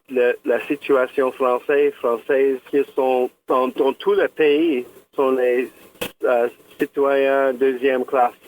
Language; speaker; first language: French; non-native, local second language; English